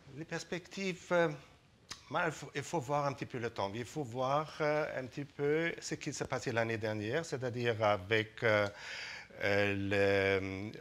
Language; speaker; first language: French; non-native, fluent; German